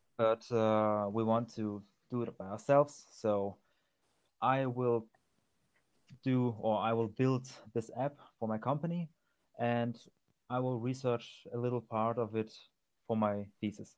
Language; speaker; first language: English; non-native, fluent; German